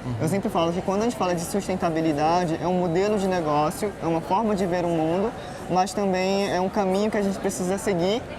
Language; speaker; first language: Portuguese; non-native, local second language; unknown